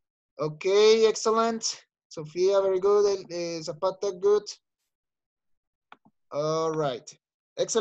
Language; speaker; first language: English; non-native, learner; Spanish